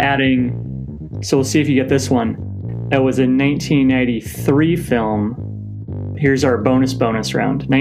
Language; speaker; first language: English; native; English